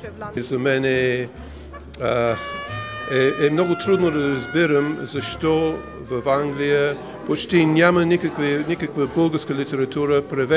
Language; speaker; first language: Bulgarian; non-native, fluent; English